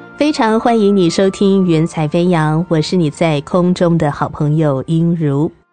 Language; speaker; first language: Chinese; native; Chinese